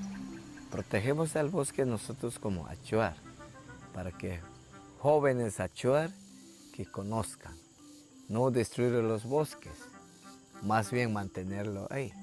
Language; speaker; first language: Spanish; non-native, local second language; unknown